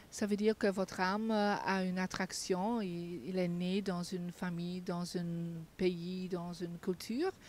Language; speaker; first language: French; non-native, fluent; Dutch